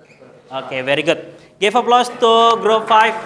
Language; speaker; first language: English; non-native, learner; Indonesian